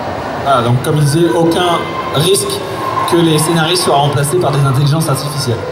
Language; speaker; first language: French; native; French